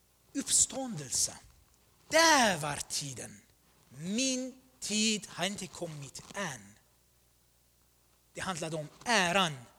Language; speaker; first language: Swedish; non-native, fluent; Armenian